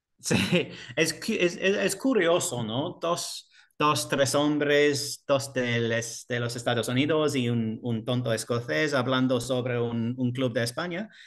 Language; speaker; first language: Spanish; non-native, learner; English